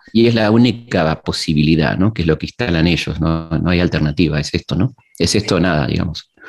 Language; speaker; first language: Spanish; native; Spanish